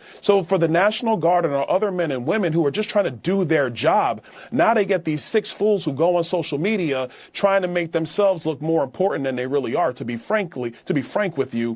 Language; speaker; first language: English; native; English